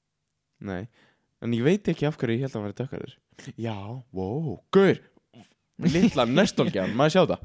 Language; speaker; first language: Icelandic; native; Icelandic